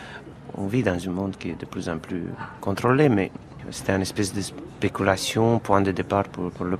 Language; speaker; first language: French; non-native, fluent; Romanian